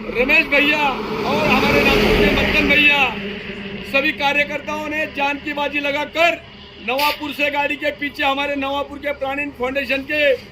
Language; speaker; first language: Hindi; non-native, local second language; Marathi